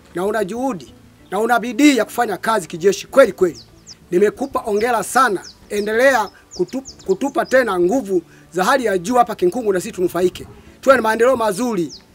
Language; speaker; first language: Swahili; non-native, local second language; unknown